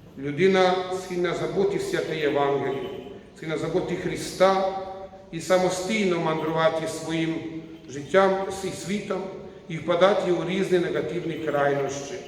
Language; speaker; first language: Ukrainian; non-native, learner; Croatian